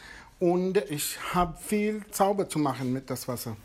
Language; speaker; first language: German; non-native, fluent; Spanish